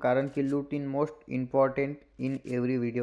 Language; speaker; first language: Hindi; non-native, local second language; Marathi